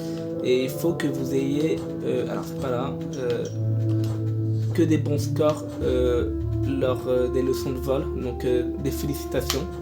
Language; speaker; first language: French; native; French